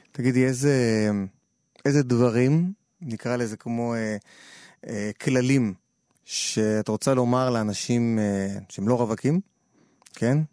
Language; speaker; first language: Hebrew; native; Hebrew